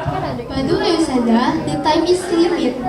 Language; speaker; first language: English; non-native, learner; Indonesian